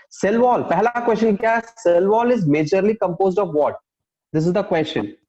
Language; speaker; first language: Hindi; non-native, local second language; Punjabi